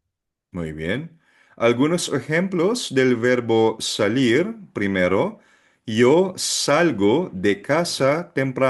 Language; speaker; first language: Spanish; non-native, fluent; Filipino